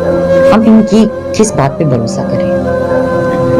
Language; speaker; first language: Hindi; non-native, fluent; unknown